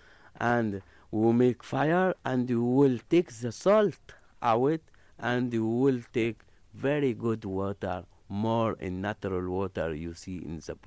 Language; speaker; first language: English; non-native, learner; Arabic